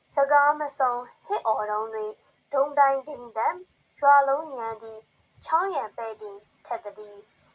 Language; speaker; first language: Burmese; native; Burmese